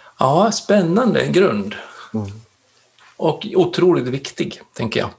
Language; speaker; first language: Swedish; native; Swedish